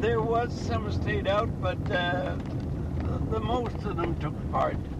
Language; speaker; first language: English; native; English